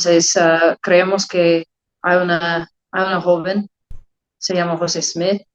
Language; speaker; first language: Spanish; non-native, learner; English